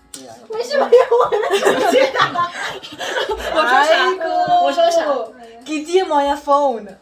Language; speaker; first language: Chinese; non-native, fluent; Mongolian